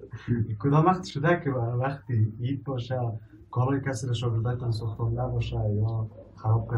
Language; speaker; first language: Persian; native; Persian